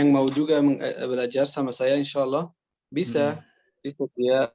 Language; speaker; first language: Indonesian; non-native, learner; Persian